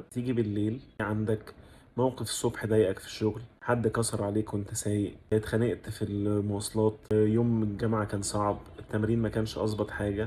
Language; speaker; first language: Arabic; native; Arabic